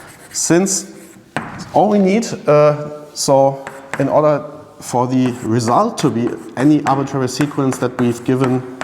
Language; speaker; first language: English; non-native, fluent; German